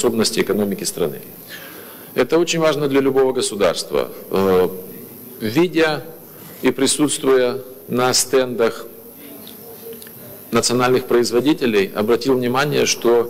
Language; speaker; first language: Russian; native; Russian